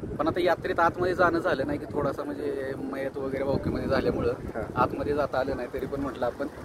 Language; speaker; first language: Marathi; native; Marathi